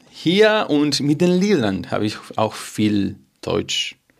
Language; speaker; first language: German; non-native, fluent; Spanish